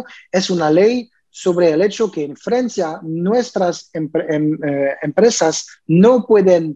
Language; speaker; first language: Spanish; non-native, learner; French